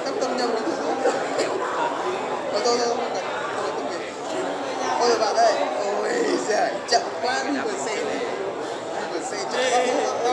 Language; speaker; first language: Vietnamese; native; Vietnamese